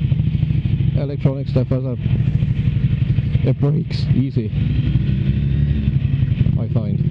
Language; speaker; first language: English; native; English